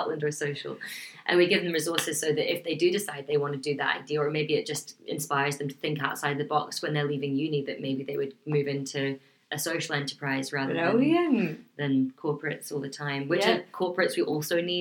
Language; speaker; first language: English; native; English